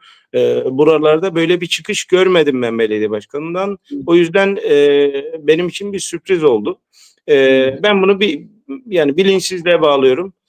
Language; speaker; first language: Turkish; early bilingual, heritage; Turkish